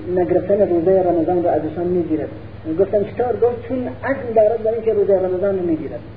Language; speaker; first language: Persian; non-native, local second language; Central Kurdish